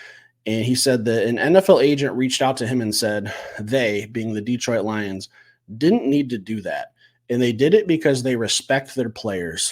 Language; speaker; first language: English; native; English